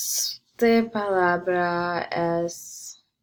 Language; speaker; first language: Spanish; non-native, learner; English